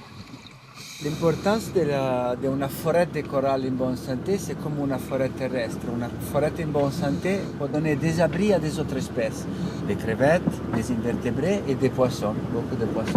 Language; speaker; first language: French; non-native, fluent; Italian